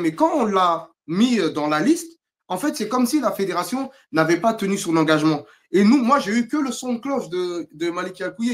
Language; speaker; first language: French; native; French